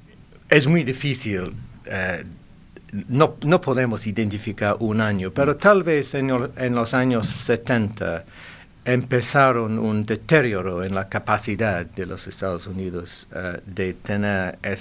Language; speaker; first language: Spanish; non-native, fluent; English